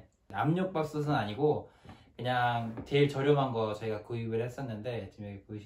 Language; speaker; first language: Korean; native; Korean